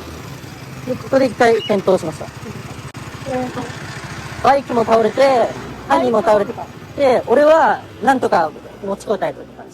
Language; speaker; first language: Japanese; native; Japanese